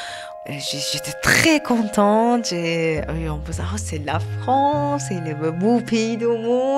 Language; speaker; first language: French; non-native, learner; Persian